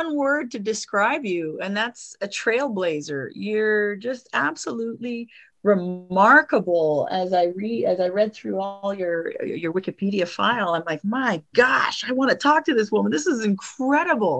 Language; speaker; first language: English; non-native, fluent; French